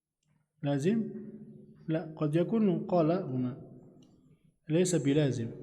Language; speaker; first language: Arabic; non-native, fluent; Indonesian